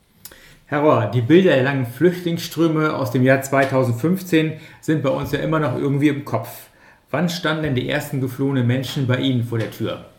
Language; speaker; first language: German; native; German